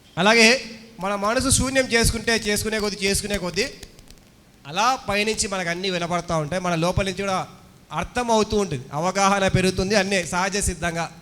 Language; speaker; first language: Telugu; native; Telugu